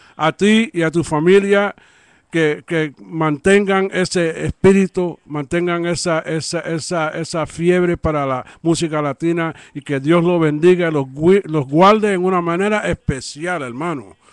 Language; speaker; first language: Spanish; early bilingual, heritage; Spanish